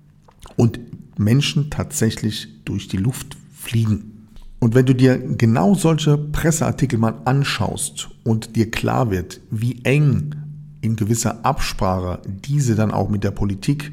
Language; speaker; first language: German; native; German